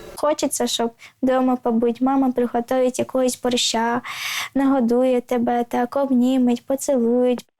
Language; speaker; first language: Ukrainian; non-native, local second language; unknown